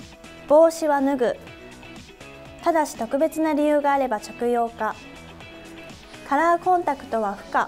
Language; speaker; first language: Japanese; native; Japanese